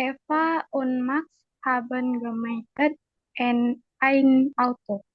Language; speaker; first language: German; non-native, learner; Indonesian